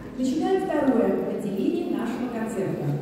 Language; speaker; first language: Russian; native; Russian